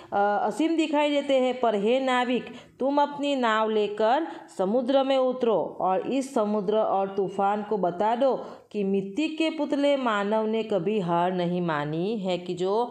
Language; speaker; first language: Hindi; non-native, local second language; Gujarati